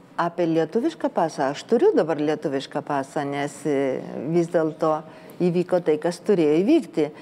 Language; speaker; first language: Lithuanian; early bilingual, heritage; Lithuanian